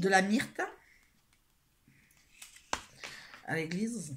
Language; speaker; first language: French; native; French